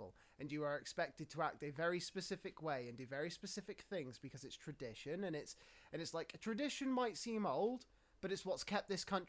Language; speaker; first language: English; native; English